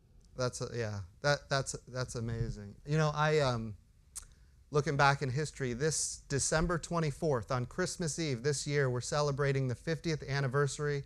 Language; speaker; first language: English; native; English